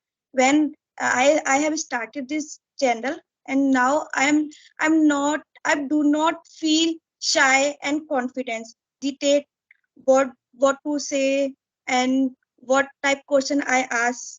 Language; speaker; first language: English; non-native, learner; Hindi